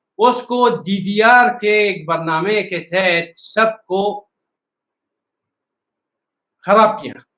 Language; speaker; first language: Hindi; non-native, learner; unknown